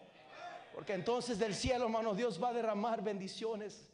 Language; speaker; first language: Spanish; native; Spanish